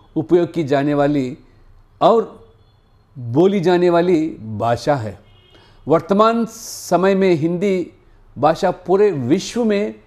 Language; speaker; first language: Hindi; non-native, local second language; Telugu